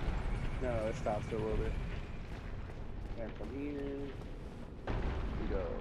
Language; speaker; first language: English; native; English